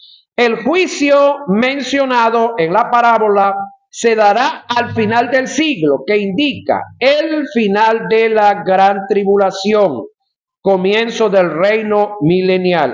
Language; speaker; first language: Spanish; native; Spanish